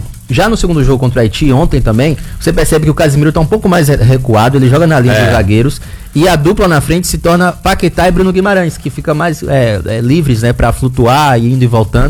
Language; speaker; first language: Portuguese; native; Portuguese